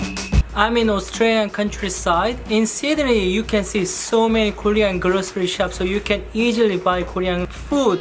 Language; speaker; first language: English; non-native, fluent; Korean